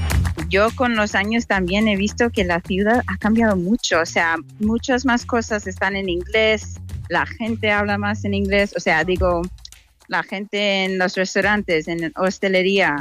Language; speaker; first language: Spanish; non-native, fluent; English